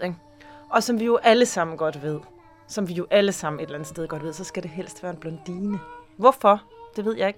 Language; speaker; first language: Danish; native; Danish